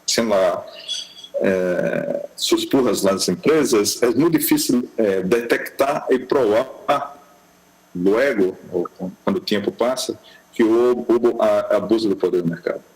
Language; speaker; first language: Spanish; non-native, fluent; Portuguese